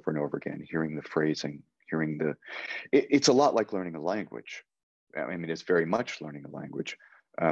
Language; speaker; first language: English; native; English